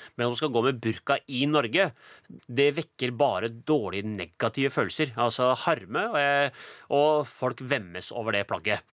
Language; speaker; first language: Norwegian; early bilingual, other home language; Punjabi